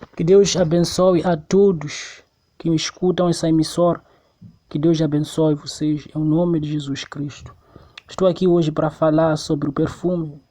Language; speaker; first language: Portuguese; non-native, local second language; Tsonga